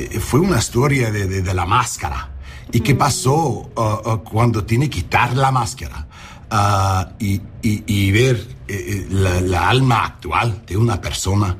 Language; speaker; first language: Spanish; early bilingual, heritage; English